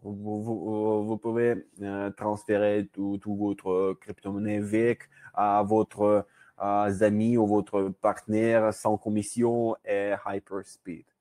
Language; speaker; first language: French; non-native, learner; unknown